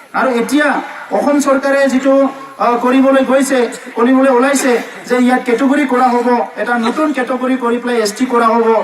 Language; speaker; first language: Assamese; non-native, local second language; Bodo